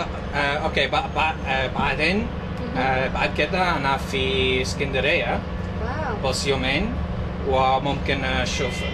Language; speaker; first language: Arabic; non-native, learner; English